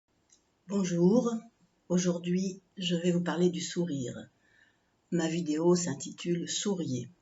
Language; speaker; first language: French; native; French